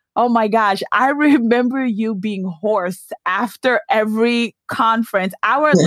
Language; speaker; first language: English; early bilingual, other home language; Yoruba